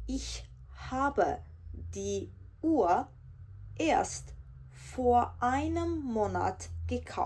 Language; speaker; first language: German; non-native, fluent; Georgian